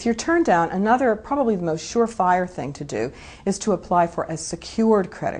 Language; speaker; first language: English; native; English